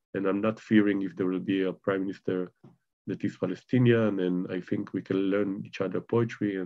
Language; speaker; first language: English; non-native, fluent; Hebrew